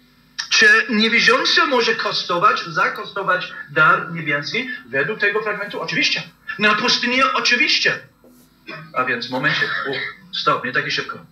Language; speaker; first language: Polish; non-native, learner; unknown